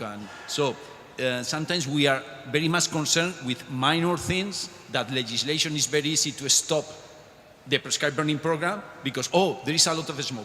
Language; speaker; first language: English; non-native, fluent; Spanish